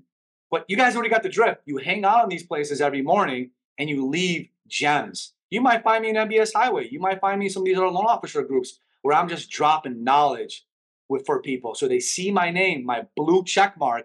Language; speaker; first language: English; early bilingual, other home language; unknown